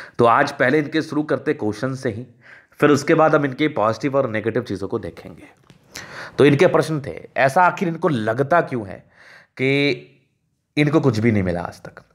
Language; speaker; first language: Hindi; native; Hindi